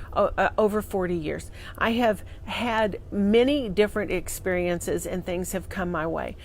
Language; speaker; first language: English; native; English